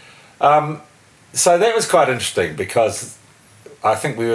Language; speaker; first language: English; native; English